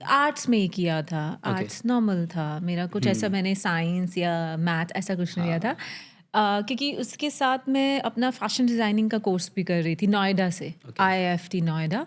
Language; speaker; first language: Hindi; native; Hindi